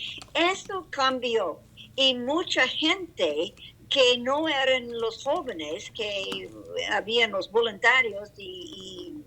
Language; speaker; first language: Spanish; non-native, learner; English